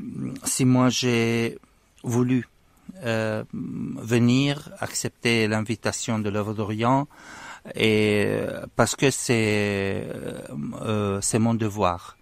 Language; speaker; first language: French; non-native, fluent; Arabic